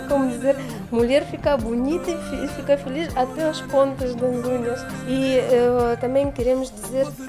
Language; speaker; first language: Portuguese; non-native, learner; Russian